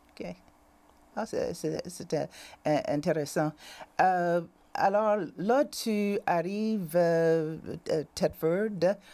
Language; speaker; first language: French; native; French